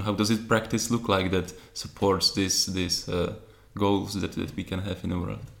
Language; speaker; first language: English; non-native, fluent; Czech